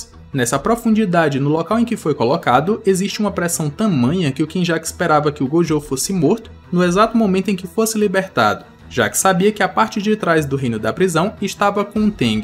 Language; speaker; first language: Portuguese; native; Portuguese